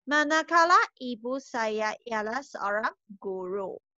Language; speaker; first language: Malay; non-native, local second language; Chinese